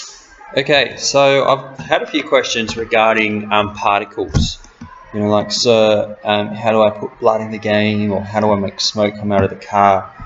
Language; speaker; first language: English; native; English